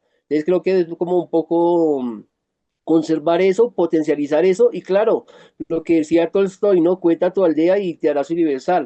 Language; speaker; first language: Spanish; native; Spanish